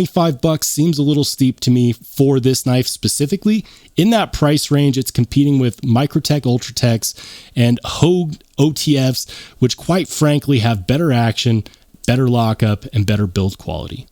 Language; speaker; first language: English; native; English